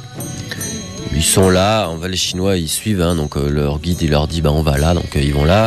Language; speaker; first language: French; native; French